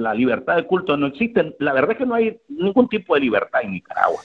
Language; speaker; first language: Spanish; native; Spanish